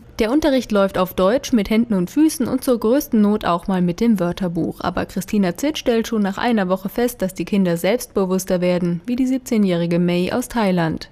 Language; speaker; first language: German; native; German